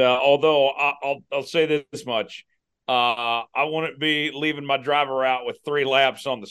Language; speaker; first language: English; native; English